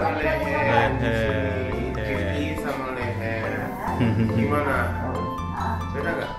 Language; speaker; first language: Indonesian; non-native, learner; Japanese